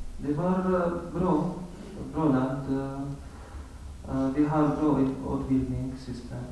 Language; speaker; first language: Swedish; non-native, learner; Arabic